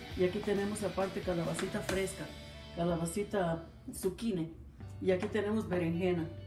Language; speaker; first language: Spanish; native; Spanish